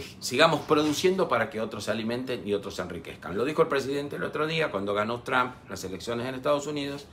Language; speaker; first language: Spanish; native; Spanish